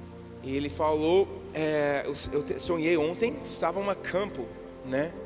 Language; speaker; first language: Portuguese; non-native, learner; English